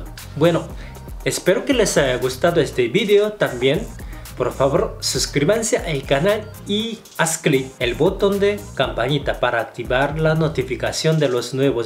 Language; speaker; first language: Spanish; non-native, fluent; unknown